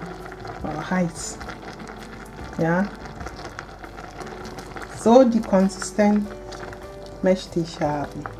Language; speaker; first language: German; non-native, fluent; Akan